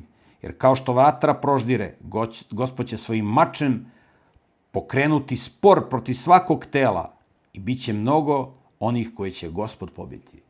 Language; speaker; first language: Serbian; native; Serbian